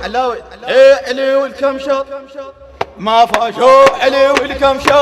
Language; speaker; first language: Arabic; native; Arabic